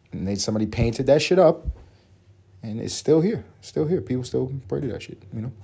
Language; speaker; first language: English; native; English